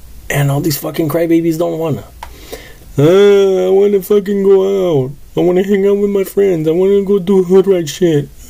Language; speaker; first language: English; early bilingual, other home language; Spanish